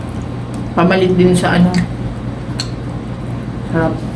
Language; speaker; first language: Filipino; native; Filipino